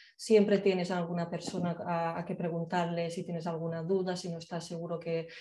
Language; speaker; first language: Spanish; non-native, fluent; Slovak